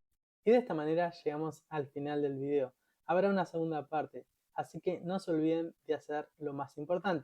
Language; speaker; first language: Spanish; native; Spanish